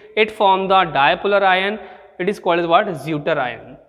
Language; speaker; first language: English; non-native, local second language; Hindi